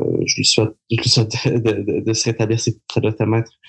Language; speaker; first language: French; native; French